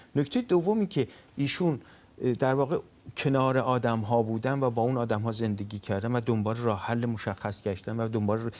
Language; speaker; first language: Persian; native; Persian